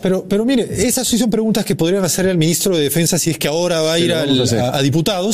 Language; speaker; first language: Spanish; native; Spanish